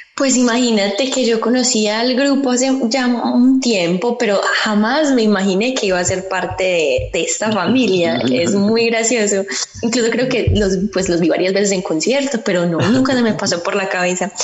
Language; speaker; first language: Spanish; early bilingual, heritage; Spanish